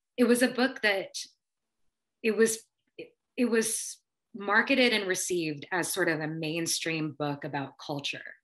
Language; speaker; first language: English; early bilingual, other home language; Filipino